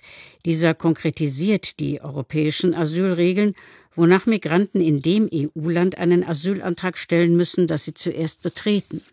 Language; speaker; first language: German; native; German